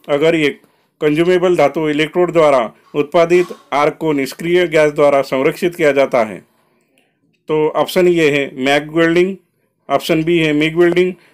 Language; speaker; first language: Hindi; non-native, local second language; Marathi